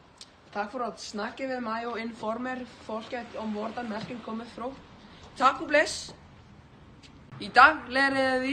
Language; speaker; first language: Danish; non-native, learner; Icelandic